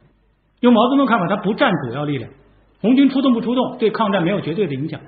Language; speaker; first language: Chinese; native; Chinese